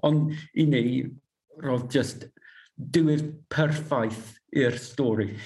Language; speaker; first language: Welsh; non-native, learner; English